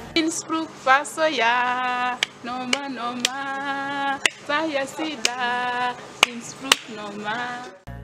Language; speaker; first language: French; non-native, local second language; Mossi